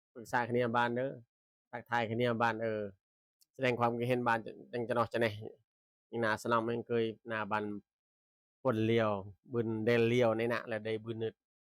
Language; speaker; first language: Thai; native; Thai